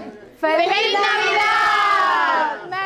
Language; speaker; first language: Spanish; native; Spanish